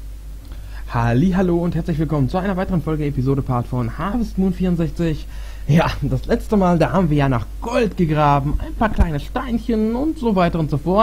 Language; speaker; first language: German; native; German